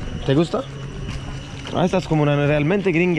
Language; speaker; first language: Spanish; non-native, learner; Swedish